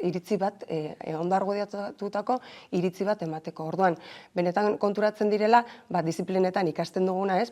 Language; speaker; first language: Basque; native; Basque